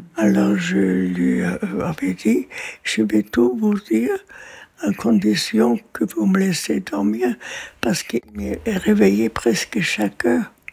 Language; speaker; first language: French; non-native, fluent; German